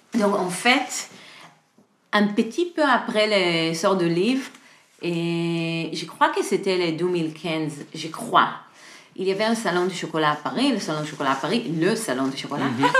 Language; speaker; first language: French; non-native, learner; Hebrew